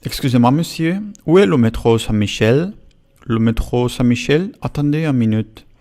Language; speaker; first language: French; non-native, learner; Spanish